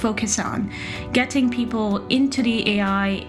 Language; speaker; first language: English; non-native, local second language; Hindi